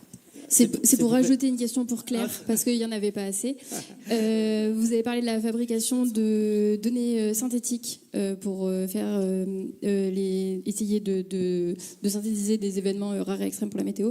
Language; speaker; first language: French; native; French